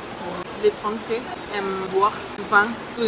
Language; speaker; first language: French; non-native, learner; Thai